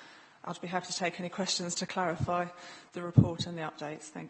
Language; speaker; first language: English; native; English